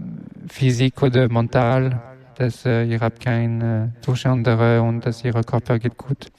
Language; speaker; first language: German; non-native, learner; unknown